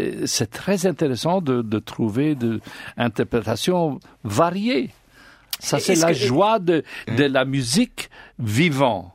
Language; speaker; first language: French; non-native, learner; English